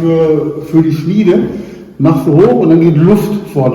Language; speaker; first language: German; non-native, local second language; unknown